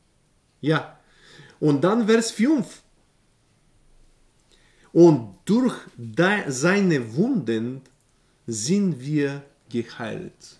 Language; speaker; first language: German; non-native, learner; Bulgarian